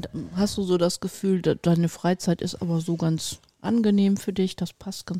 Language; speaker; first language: German; native; German